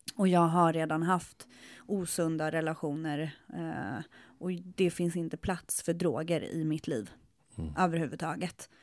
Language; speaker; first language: Swedish; early bilingual, other home language; Spanish